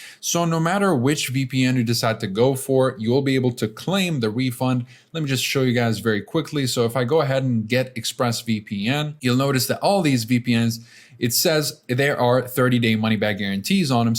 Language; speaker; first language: English; native; English